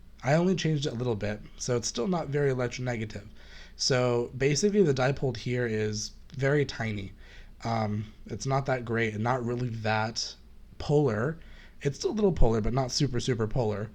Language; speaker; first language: English; native; English